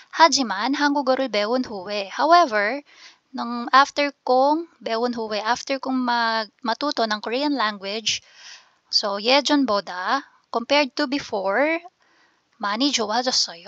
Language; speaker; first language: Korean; non-native, fluent; Filipino